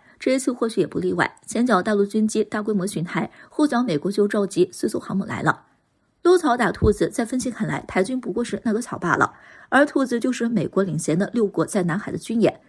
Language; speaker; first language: Chinese; native; Chinese